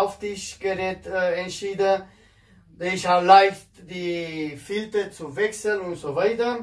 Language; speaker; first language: German; non-native, fluent; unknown